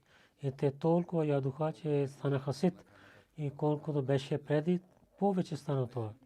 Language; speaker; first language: Bulgarian; non-native, learner; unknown